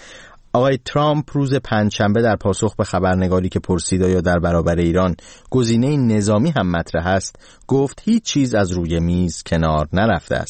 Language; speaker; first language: Persian; native; Persian